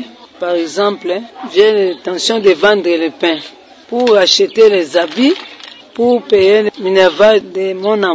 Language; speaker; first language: French; non-native, learner; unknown